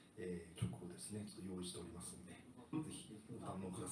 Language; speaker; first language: Japanese; native; Japanese